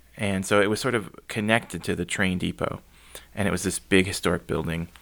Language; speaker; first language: English; native; English